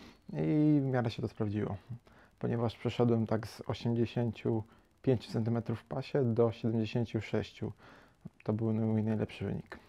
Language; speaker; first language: Polish; native; Polish